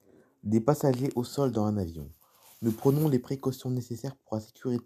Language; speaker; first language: French; native; French